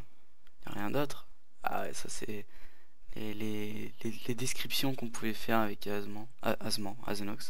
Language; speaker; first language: French; native; French